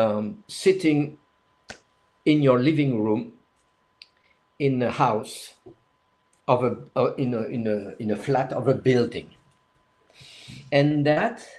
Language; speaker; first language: English; non-native, fluent; French